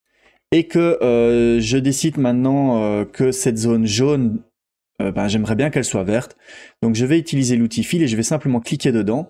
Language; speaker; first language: French; native; French